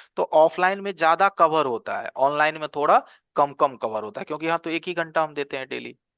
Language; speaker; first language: Hindi; native; Hindi